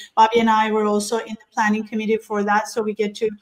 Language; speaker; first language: English; non-native, fluent; Turkish